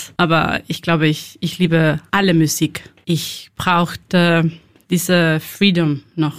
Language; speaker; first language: German; non-native, learner; Spanish